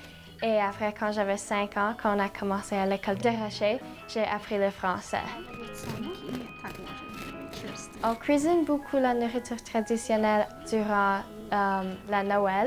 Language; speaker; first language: French; non-native, local second language; Slovak